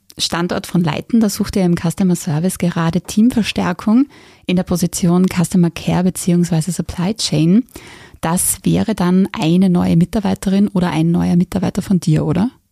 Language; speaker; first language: German; native; German